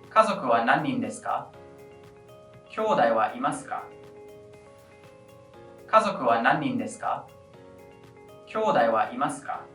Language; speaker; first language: Japanese; non-native, fluent; English